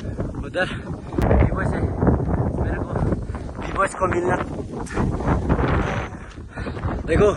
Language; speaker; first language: Hindi; non-native, local second language; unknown